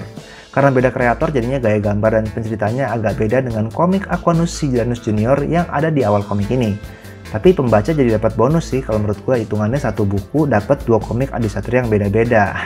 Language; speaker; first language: Indonesian; native; Indonesian